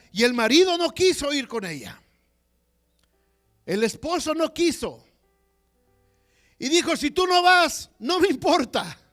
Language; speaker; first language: Spanish; native; Spanish